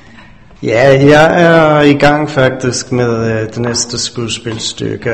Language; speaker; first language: Danish; non-native, fluent; English